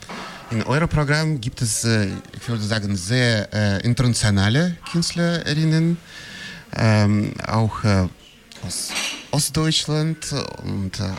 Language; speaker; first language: German; non-native, fluent; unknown